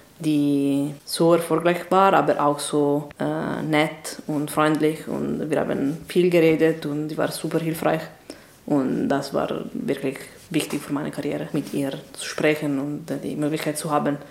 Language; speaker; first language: German; non-native, fluent; Italian